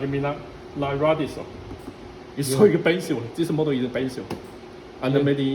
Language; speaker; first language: English; non-native, learner; Chinese